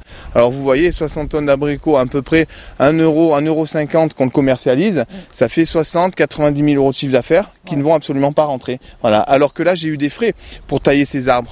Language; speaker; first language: French; native; French